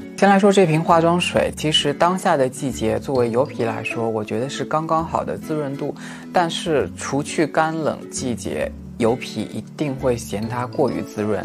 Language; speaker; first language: Chinese; native; Chinese